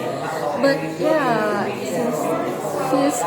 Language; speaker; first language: English; non-native, learner; Indonesian